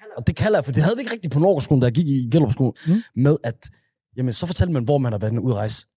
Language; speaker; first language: Danish; early bilingual, other home language; Somali